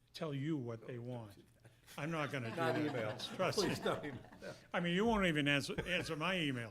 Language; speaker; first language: English; native; English